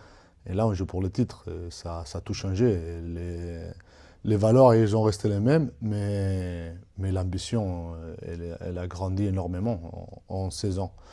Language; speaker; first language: French; non-native, fluent; Spanish